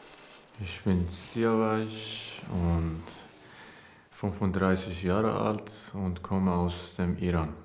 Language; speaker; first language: German; non-native, learner; Persian